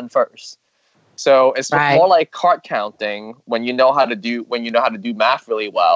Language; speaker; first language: English; non-native, local second language; Cantonese